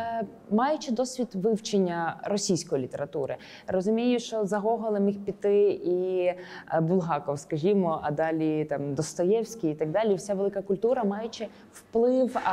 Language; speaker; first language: Ukrainian; native; Ukrainian